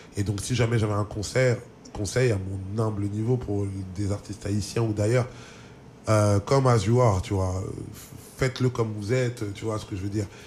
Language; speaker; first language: French; early bilingual, other home language; Lingala